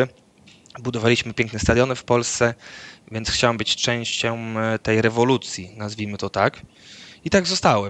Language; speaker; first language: Polish; early bilingual, other home language; Dutch